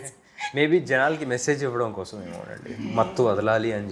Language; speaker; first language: Telugu; native; Telugu